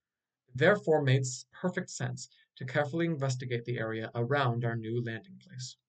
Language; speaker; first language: English; native; English